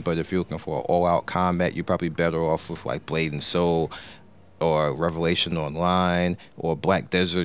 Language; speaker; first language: English; native; English